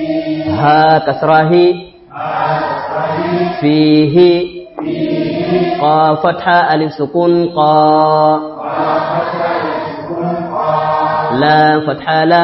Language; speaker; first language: Arabic; non-native, learner; Swahili